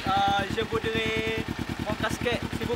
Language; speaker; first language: French; non-native, learner; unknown